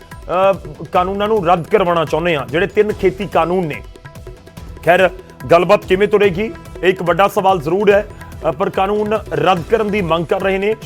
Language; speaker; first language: Punjabi; non-native, local second language; Hindi